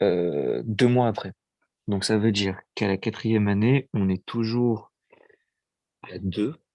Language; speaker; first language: French; native; French